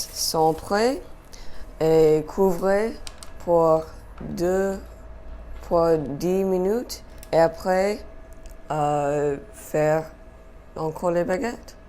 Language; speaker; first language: French; non-native, learner; English